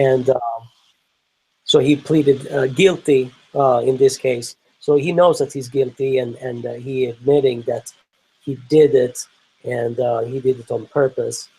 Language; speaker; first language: English; non-native, fluent; Swedish